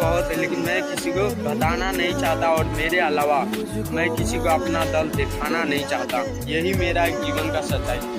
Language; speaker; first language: Hindi; non-native, local second language; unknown